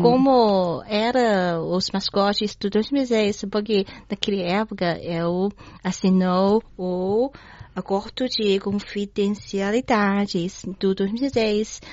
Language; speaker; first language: Portuguese; non-native, learner; Chinese